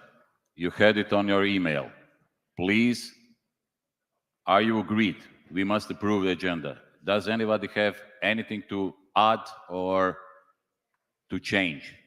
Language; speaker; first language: English; non-native, fluent; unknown